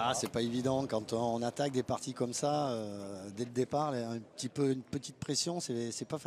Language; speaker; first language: French; native; French